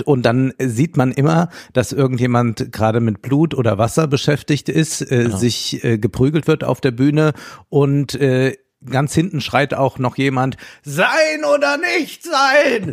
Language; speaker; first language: German; native; German